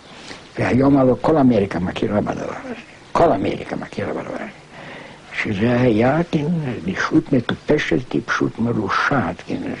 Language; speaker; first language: Hebrew; non-native, fluent; German